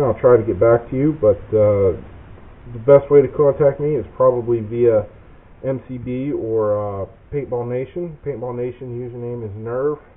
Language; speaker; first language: English; native; English